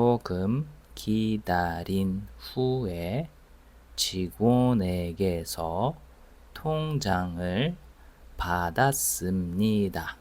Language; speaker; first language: Korean; non-native, fluent; Russian